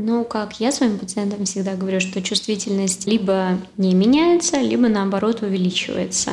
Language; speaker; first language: Russian; native; Russian